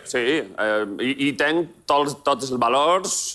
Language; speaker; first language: Catalan; non-native, local second language; Spanish